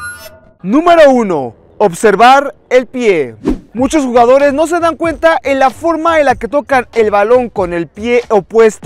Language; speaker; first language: Spanish; native; Spanish